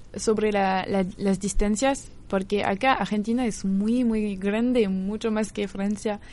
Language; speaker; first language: Spanish; non-native, learner; French